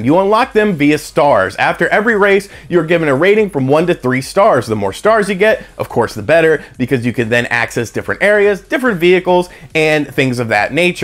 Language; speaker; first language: English; native; English